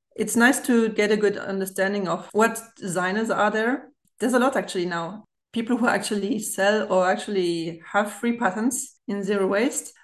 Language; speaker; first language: English; non-native, fluent; German